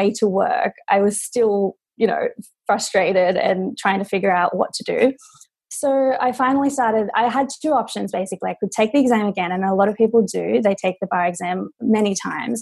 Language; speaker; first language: English; native; English